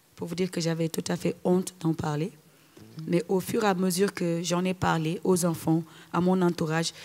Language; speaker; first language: French; non-native, local second language; Wolof